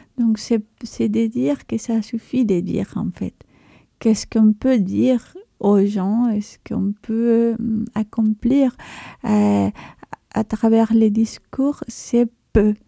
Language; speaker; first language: French; non-native, fluent; Spanish